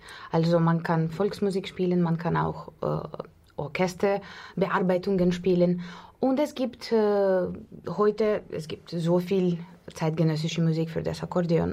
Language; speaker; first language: German; non-native, learner; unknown